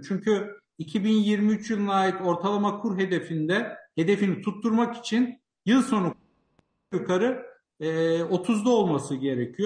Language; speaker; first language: Turkish; native; Turkish